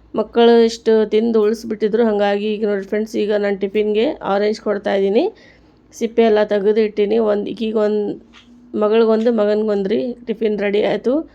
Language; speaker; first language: Kannada; non-native, local second language; Urdu